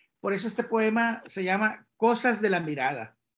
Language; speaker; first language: Spanish; native; Spanish